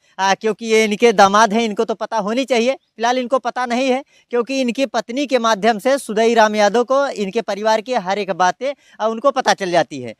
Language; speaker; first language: Hindi; native; Hindi